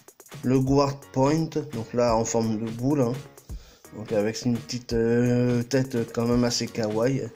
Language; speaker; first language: French; native; French